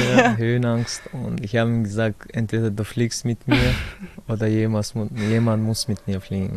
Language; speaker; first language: German; early bilingual, other home language; Chechen